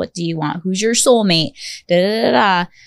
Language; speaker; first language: English; native; English